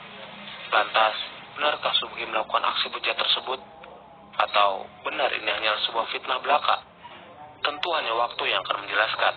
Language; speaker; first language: Indonesian; native; Indonesian